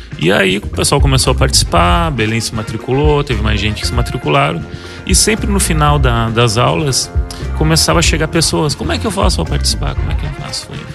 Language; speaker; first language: Portuguese; native; Portuguese